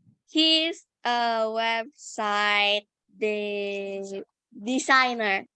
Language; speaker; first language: English; non-native, learner; Indonesian